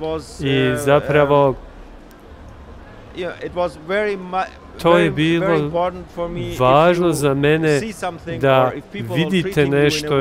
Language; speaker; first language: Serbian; early bilingual, heritage; Albanian